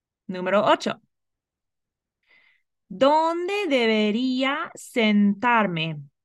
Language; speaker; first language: Spanish; non-native, fluent; English